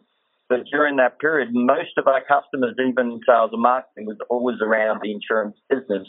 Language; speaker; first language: English; native; English